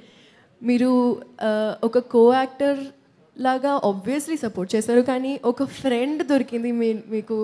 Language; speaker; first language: Telugu; non-native, local second language; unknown